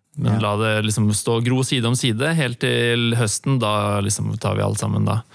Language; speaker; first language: Norwegian; native; Norwegian